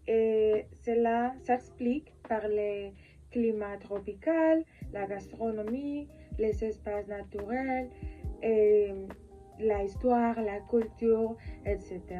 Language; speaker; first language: French; non-native, learner; Spanish